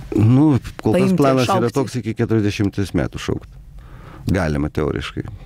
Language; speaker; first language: Lithuanian; native; Lithuanian